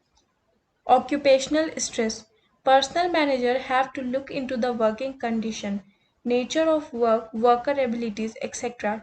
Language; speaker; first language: English; non-native, local second language; Hindi